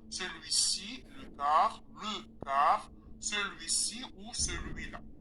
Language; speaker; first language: French; non-native, local second language; Arabic